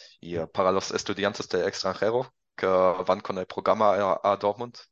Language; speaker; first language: Spanish; non-native, learner; German